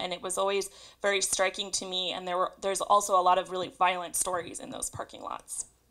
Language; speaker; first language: English; native; English